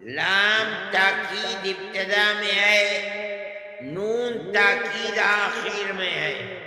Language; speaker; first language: Urdu; native; Urdu